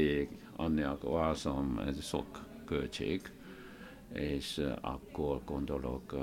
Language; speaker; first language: Hungarian; non-native, learner; Chinese